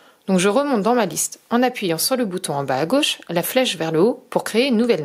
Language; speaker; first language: French; native; French